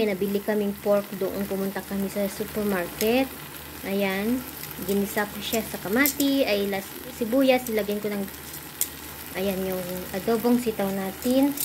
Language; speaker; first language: Filipino; non-native, local second language; Iloko